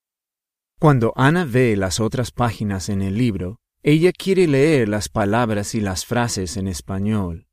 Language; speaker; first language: Spanish; non-native, fluent; English